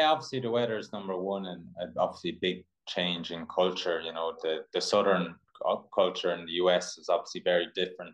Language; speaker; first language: English; native; English